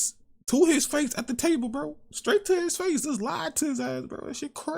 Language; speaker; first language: English; native; English